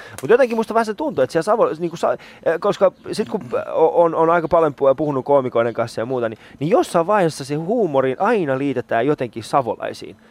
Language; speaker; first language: Finnish; native; Finnish